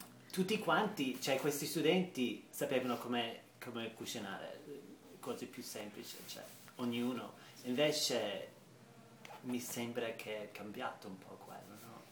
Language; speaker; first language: Italian; non-native, fluent; English